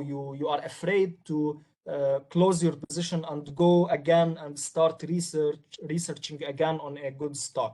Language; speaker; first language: English; non-native, local second language; Arabic